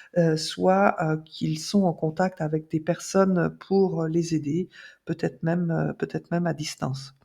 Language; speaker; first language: French; native; French